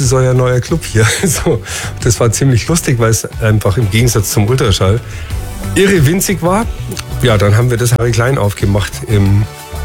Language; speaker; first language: German; native; German